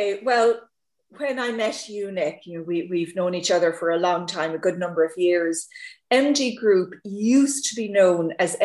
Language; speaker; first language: English; native; English